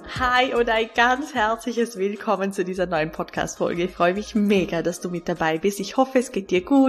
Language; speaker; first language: German; native; German